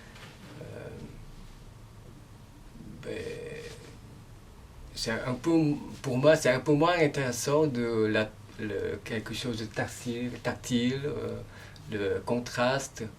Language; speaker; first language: French; non-native, learner; Korean